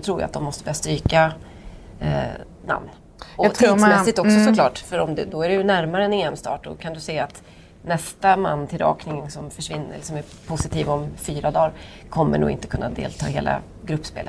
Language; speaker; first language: Swedish; native; Swedish